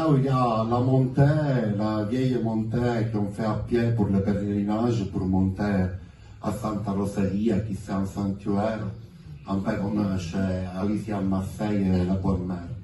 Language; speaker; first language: French; non-native, fluent; Italian